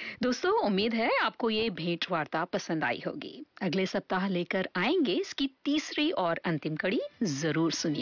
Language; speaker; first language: Hindi; native; Hindi